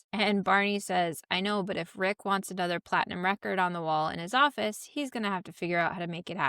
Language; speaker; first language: English; native; English